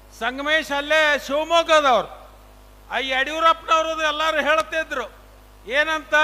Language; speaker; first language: Kannada; native; Kannada